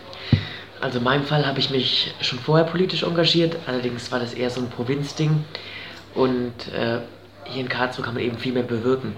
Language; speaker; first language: German; native; German